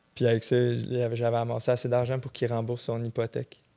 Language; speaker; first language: French; native; French